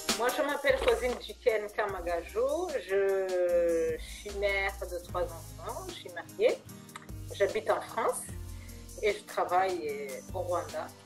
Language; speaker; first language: French; non-native, local second language; Kinyarwanda